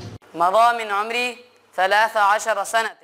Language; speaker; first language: Arabic; non-native, learner; Urdu